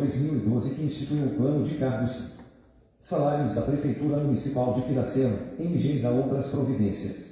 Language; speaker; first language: Portuguese; native; Portuguese